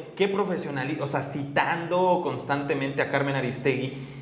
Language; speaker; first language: Spanish; native; Spanish